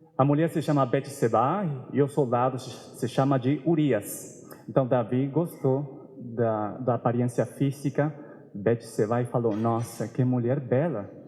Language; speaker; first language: Portuguese; non-native, fluent; Spanish